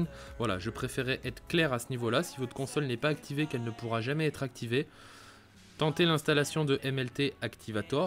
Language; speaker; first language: French; native; French